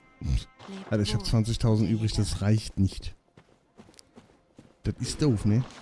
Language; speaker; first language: German; native; German